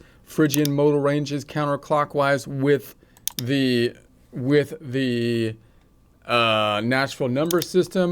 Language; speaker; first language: English; native; English